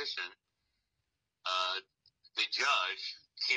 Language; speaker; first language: English; native; English